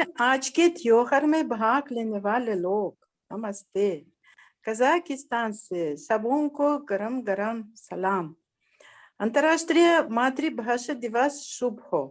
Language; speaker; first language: Hindi; non-native, fluent; Kazakh